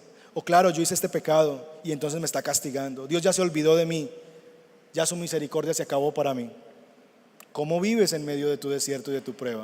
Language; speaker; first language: Spanish; native; Spanish